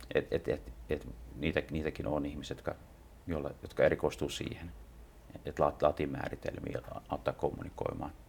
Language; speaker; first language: Finnish; native; Finnish